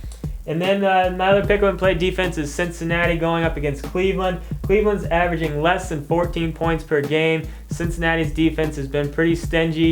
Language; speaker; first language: English; native; English